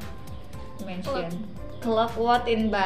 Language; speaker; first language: English; non-native, fluent; Indonesian